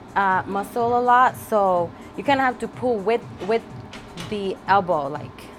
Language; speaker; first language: English; early bilingual, other home language; Spanish